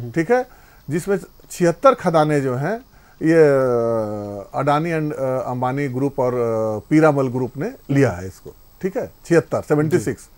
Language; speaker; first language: Hindi; native; Hindi